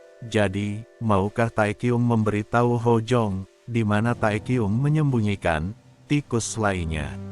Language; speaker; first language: Indonesian; native; Indonesian